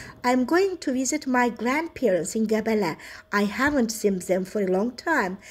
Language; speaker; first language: English; non-native, fluent; Azerbaijani